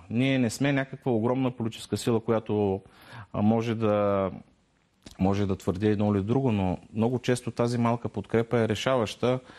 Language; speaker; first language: Bulgarian; non-native, local second language; Turkish